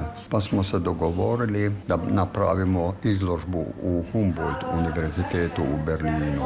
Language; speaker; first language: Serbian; non-native, fluent; German